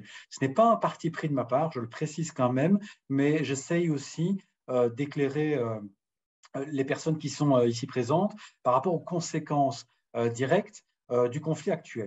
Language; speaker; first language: French; native; French